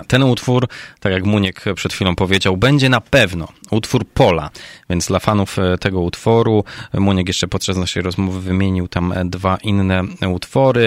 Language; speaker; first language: Polish; native; Polish